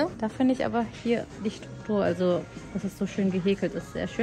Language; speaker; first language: German; early bilingual, other home language; Turkish